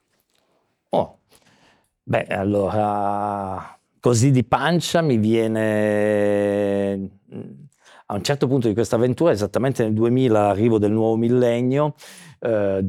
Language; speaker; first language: Italian; native; Italian